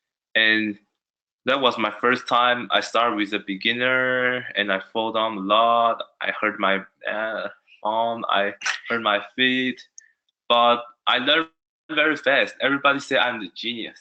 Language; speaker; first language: English; non-native, learner; Chinese